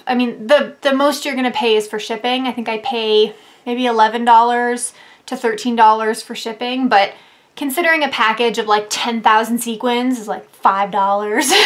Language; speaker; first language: English; native; English